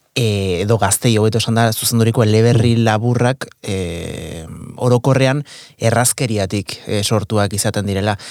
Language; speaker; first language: Basque; native; Basque